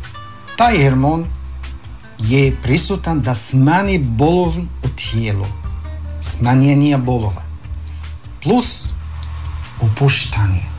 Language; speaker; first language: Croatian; non-native, fluent; Arabic